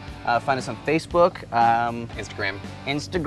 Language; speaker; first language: English; native; English